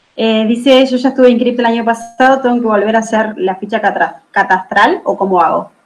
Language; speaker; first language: Spanish; native; Spanish